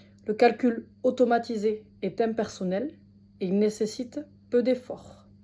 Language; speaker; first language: French; native; French